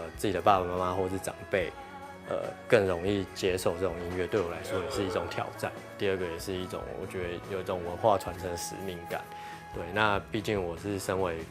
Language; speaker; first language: Chinese; non-native, local second language; Hakka Chinese